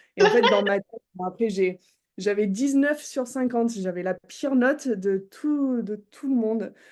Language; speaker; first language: French; non-native, fluent; English